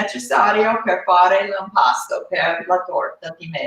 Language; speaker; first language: Italian; non-native, learner; English